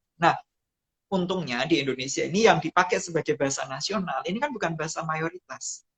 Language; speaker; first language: Indonesian; non-native, local second language; Javanese